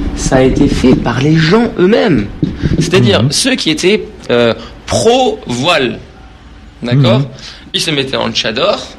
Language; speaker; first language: French; non-native, fluent; Persian